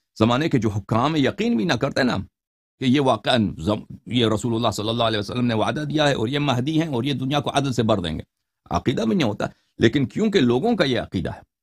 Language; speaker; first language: Urdu; non-native, fluent; Persian